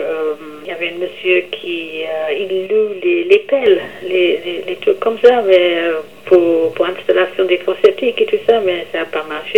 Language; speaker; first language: French; non-native, fluent; English